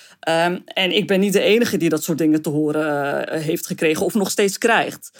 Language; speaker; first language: Dutch; early bilingual, other home language; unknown